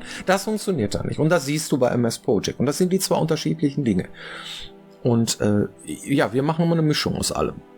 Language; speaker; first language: German; native; German